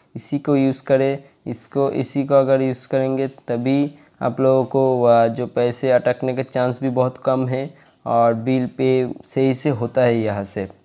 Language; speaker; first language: Hindi; non-native, local second language; Bangla